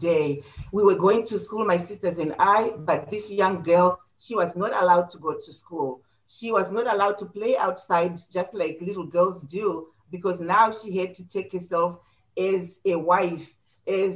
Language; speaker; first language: English; non-native, local second language; Shona